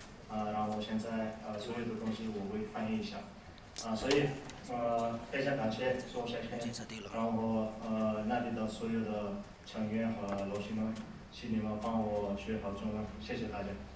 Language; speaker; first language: Chinese; non-native, learner; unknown